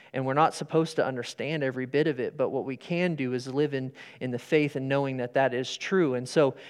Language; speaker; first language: English; native; English